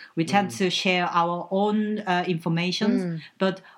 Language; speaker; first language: English; non-native, fluent; Korean